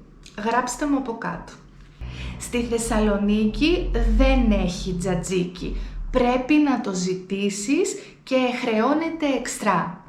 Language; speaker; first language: Greek; native; Greek